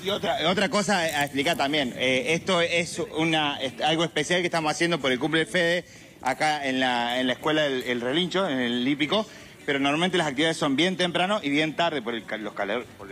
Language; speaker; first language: Spanish; native; Spanish